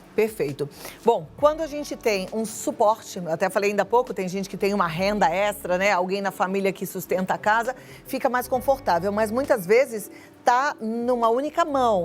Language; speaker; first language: Portuguese; native; Portuguese